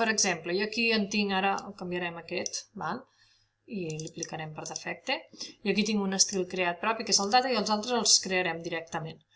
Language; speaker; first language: Catalan; native; Catalan